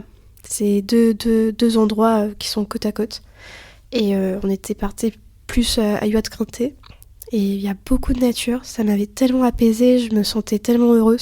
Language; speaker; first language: French; early bilingual, other home language; Lithuanian